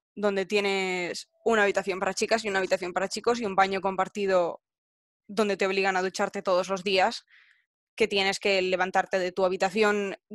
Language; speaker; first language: Spanish; native; Spanish